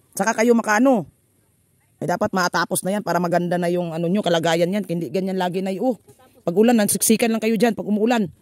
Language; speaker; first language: Filipino; non-native, local second language; Cebuano